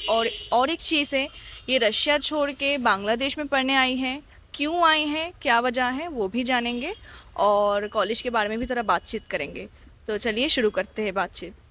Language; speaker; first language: Hindi; non-native, local second language; Bangla